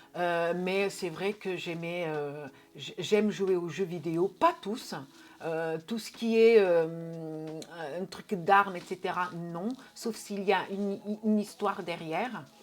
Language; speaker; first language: French; non-native, fluent; Portuguese